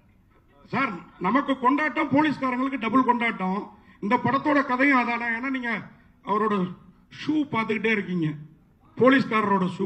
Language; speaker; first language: Tamil; native; Tamil